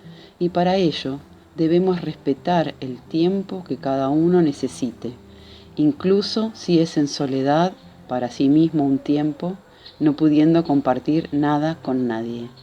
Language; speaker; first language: Spanish; native; Spanish